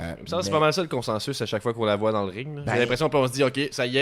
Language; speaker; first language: French; native; French